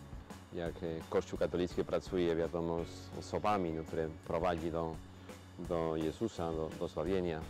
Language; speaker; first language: Polish; non-native, fluent; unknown